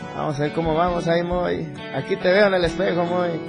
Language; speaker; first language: Spanish; native; Spanish